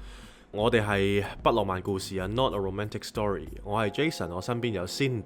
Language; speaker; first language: Cantonese; native; Cantonese